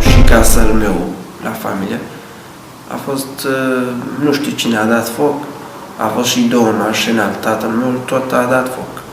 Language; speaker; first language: Romanian; non-native, learner; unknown